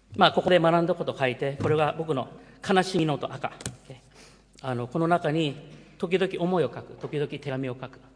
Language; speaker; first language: Japanese; early bilingual, heritage; Japanese